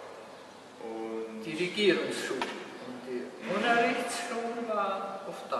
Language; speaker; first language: German; early bilingual, heritage; German